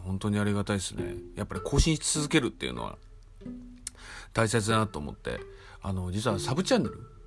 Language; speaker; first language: Japanese; native; Japanese